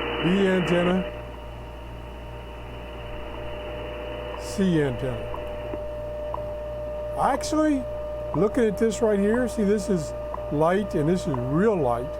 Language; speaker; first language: English; native; English